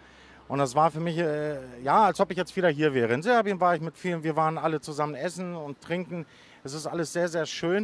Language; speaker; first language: German; early bilingual, other home language; Greek